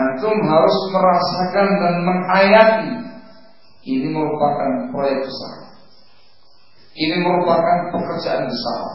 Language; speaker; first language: Indonesian; native; Indonesian